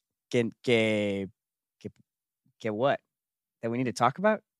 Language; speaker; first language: English; native; English